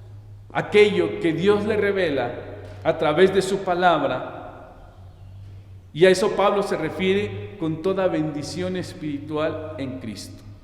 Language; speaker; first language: Spanish; native; Spanish